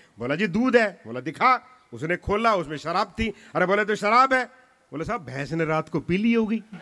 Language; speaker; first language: Hindi; non-native, local second language; Punjabi